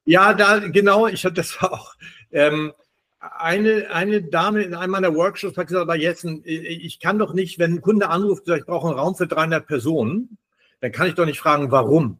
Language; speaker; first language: German; native; German